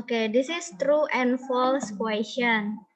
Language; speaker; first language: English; non-native, learner; Indonesian